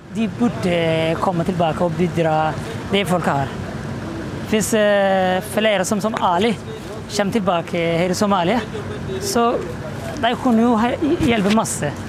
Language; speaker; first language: Norwegian; non-native, local second language; Somali